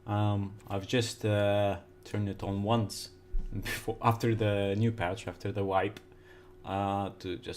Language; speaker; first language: English; non-native, fluent; Lithuanian